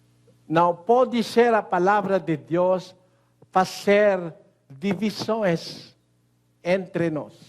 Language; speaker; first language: Portuguese; non-native, learner; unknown